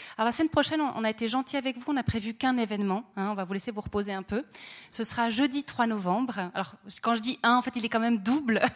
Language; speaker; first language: French; native; French